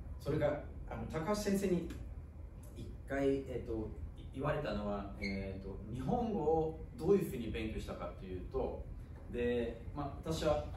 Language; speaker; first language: Japanese; non-native, fluent; German